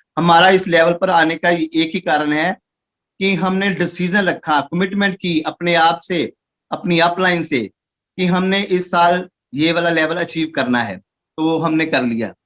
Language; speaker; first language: Hindi; non-native, local second language; Punjabi